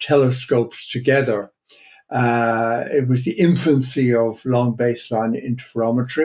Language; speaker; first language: English; native; English